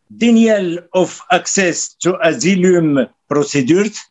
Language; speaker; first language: English; non-native, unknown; Arabic